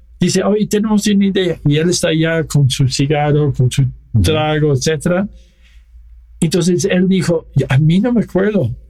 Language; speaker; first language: Spanish; non-native, fluent; English